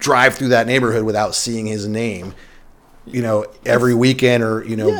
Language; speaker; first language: English; native; English